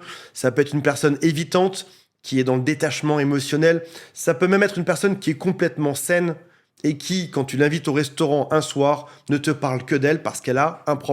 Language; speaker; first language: French; native; French